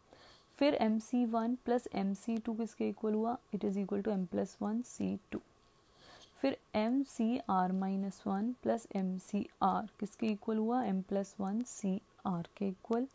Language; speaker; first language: Hindi; native; Hindi